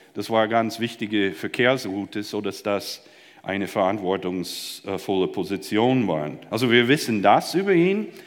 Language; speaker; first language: German; non-native, fluent; English